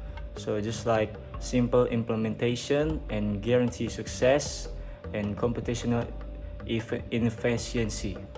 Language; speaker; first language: English; non-native, learner; Indonesian